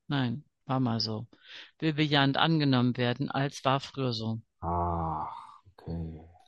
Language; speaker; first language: German; native; German